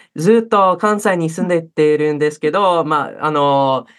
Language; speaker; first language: Japanese; non-native, fluent; English